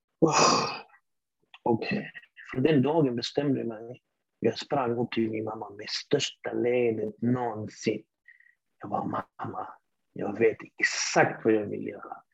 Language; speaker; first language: Swedish; early bilingual, other home language; Arabic